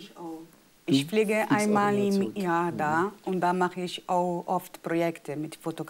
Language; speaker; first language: German; non-native, fluent; Portuguese